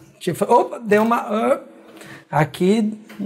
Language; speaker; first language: Portuguese; native; Portuguese